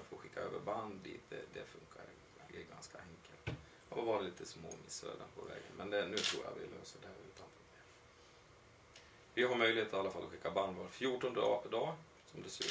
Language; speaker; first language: Swedish; native; Swedish